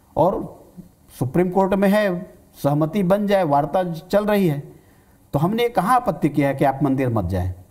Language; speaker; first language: Hindi; native; Hindi